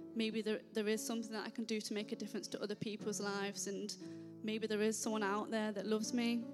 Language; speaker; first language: English; native; English